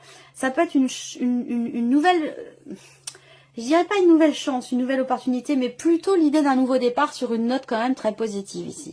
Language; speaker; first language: French; native; French